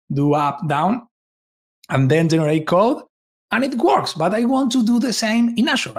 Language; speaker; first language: English; non-native, fluent; Spanish